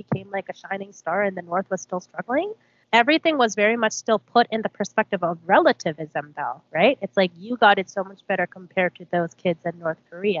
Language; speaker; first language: English; early bilingual, other home language; Korean